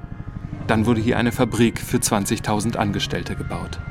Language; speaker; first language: German; native; German